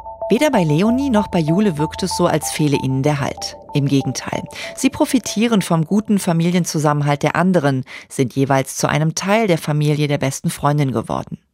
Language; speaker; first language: German; native; German